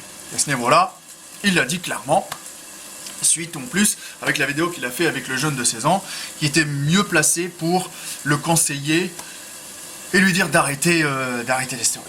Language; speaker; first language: French; native; French